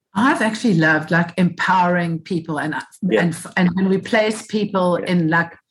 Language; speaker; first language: English; native; English